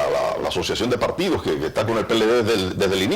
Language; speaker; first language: Spanish; native; Spanish